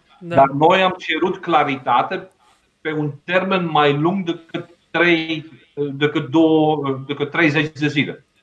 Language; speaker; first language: Romanian; non-native, fluent; Dutch